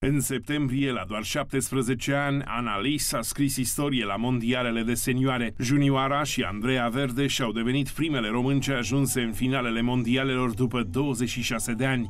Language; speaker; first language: Romanian; native; Romanian